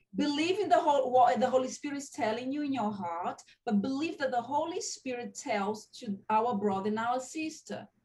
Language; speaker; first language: English; non-native, fluent; Portuguese